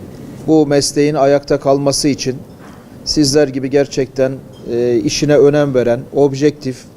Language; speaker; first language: Turkish; native; Turkish